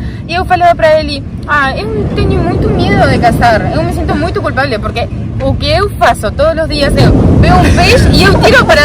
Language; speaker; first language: Portuguese; non-native, learner; Spanish